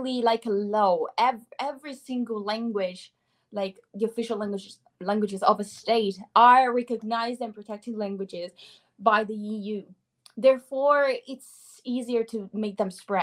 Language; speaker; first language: English; non-native, fluent; Italian